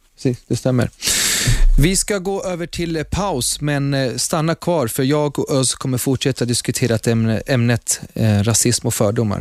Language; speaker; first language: Swedish; early bilingual, other home language; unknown